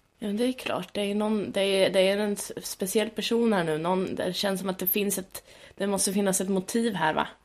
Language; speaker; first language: Swedish; native; Swedish